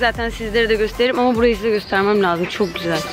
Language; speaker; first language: Turkish; native; Turkish